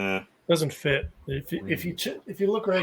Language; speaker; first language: English; native; English